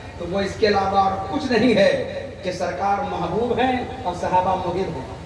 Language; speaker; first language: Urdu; native; Urdu